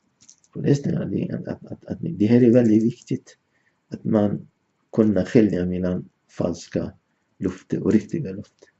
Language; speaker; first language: Swedish; non-native, fluent; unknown